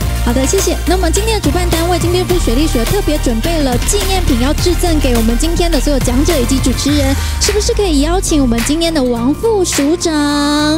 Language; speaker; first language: Chinese; native; Chinese